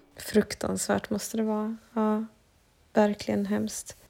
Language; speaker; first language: Swedish; early bilingual, other home language; Spanish